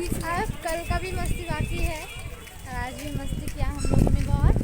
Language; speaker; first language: Hindi; native; Hindi